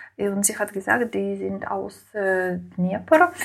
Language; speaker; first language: German; non-native, learner; Ukrainian